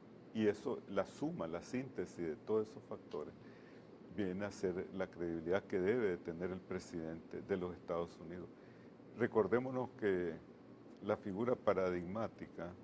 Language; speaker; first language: Spanish; native; Spanish